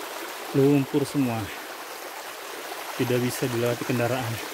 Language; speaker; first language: Indonesian; native; Indonesian